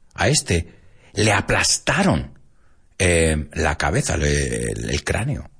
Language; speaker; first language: Spanish; non-native, fluent; English